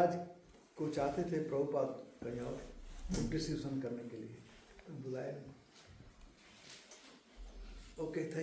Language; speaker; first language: Hindi; native; Hindi